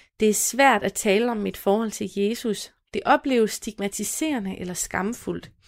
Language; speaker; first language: Danish; native; Danish